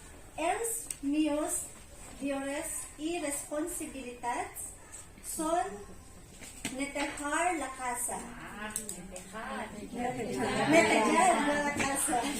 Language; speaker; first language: Catalan; non-native, learner; Filipino